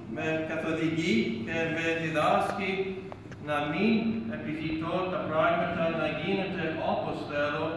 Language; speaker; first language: Greek; non-native, fluent; English